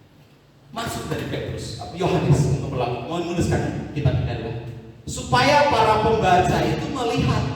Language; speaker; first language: Indonesian; native; Indonesian